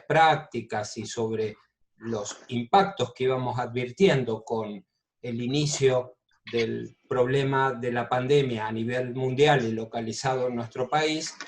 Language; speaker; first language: Spanish; native; Spanish